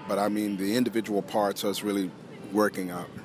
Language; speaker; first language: English; native; English